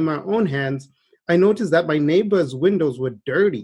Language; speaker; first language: English; non-native, local second language; Shona